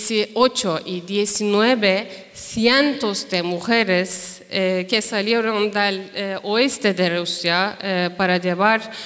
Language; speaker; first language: Spanish; non-native, fluent; Turkish